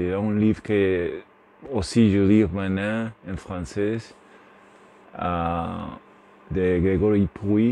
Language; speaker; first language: French; non-native, learner; Spanish